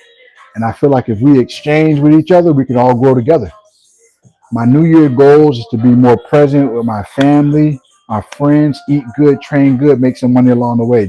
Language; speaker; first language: English; native; English